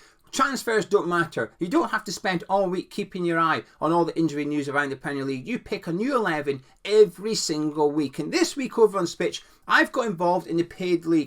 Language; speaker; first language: English; native; English